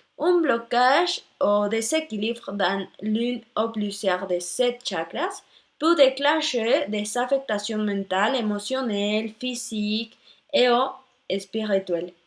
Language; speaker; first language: French; non-native, learner; Spanish